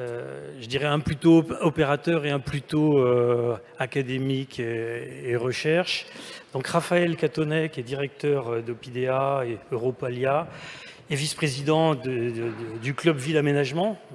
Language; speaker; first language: French; native; French